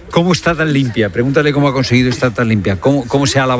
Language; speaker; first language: Spanish; native; Spanish